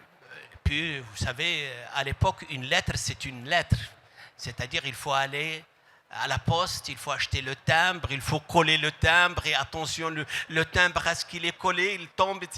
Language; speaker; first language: French; non-native, local second language; Arabic